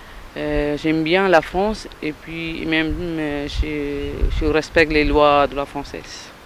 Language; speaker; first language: French; non-native, learner; Tamil